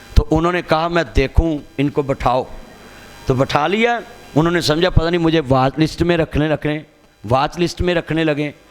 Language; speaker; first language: Urdu; non-native, local second language; Punjabi